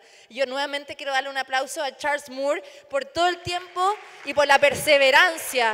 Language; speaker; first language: Spanish; native; Spanish